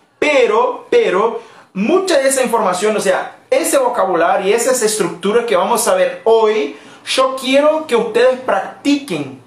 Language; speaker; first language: Spanish; non-native, fluent; Portuguese